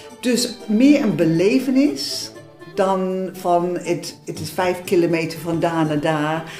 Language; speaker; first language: Dutch; non-native, fluent; English